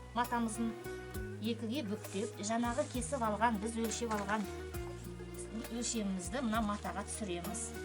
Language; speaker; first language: Kazakh; native; Kazakh